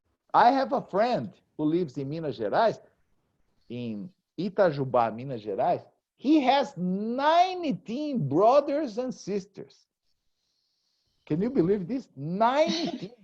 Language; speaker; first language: English; non-native, fluent; Portuguese